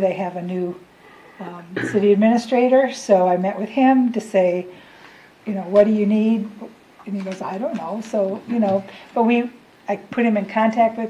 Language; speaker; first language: English; native; English